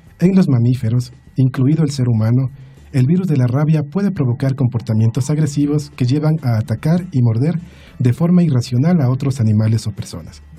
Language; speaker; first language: Spanish; native; Spanish